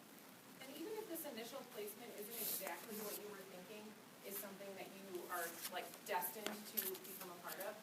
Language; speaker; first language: English; native; English